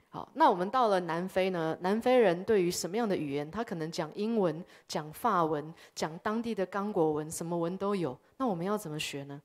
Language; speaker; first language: Chinese; early bilingual, heritage; Chinese